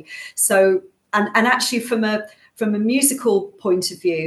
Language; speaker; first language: English; native; English